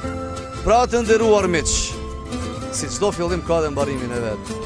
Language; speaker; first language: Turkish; non-native, learner; Albanian